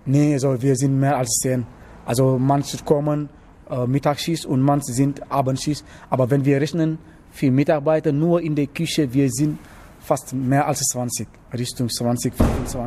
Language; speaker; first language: German; non-native, learner; Wolof